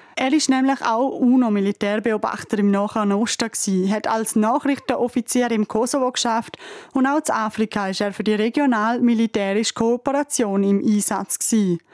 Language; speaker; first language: German; native; German